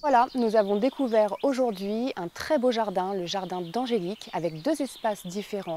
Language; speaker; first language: French; native; French